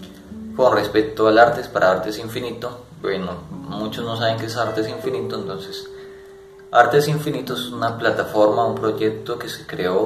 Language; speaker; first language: Spanish; native; Spanish